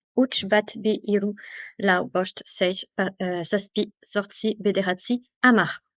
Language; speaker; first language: French; native; French